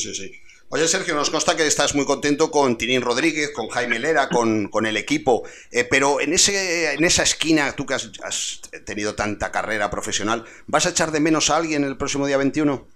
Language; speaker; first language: Spanish; native; Spanish